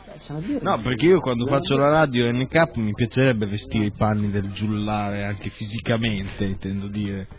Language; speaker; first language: Italian; native; Italian